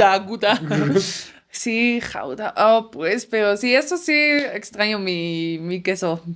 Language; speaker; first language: Spanish; non-native, fluent; Dutch